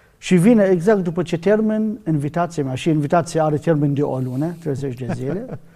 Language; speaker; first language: Romanian; non-native, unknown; Arabic